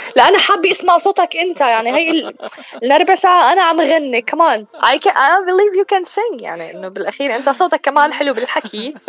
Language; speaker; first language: Arabic; native; Arabic